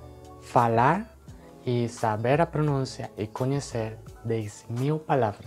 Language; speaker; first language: Portuguese; non-native, fluent; Spanish